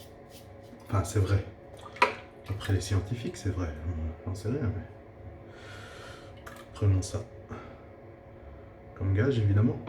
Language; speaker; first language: French; native; French